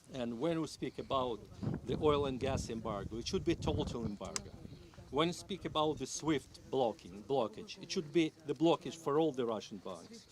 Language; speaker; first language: English; non-native, fluent; Ukrainian